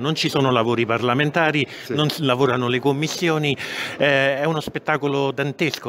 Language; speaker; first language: Italian; native; Italian